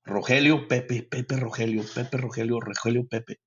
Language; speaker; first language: Spanish; early bilingual, heritage; Spanish